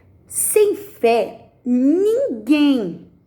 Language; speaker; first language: Portuguese; native; Portuguese